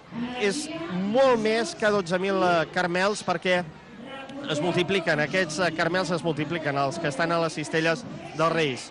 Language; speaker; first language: Catalan; native; Catalan